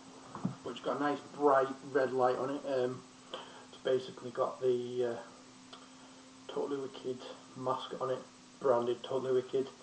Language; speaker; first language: English; native; English